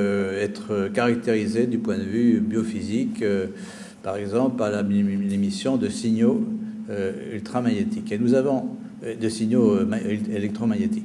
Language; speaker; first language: French; native; French